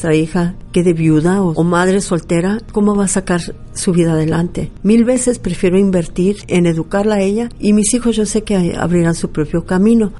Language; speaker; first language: Spanish; early bilingual, heritage; Spanish